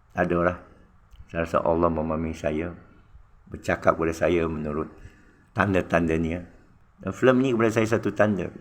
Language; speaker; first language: Malay; non-native, local second language; Chinese